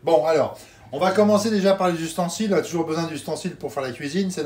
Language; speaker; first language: French; native; French